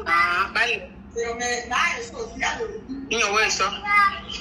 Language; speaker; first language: Spanish; non-native, learner; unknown